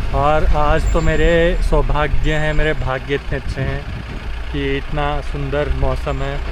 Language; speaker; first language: Hindi; non-native, local second language; Kannada